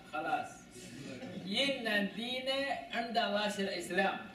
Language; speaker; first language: Arabic; non-native, learner; Chinese